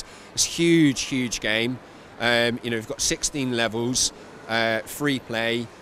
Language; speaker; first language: English; native; English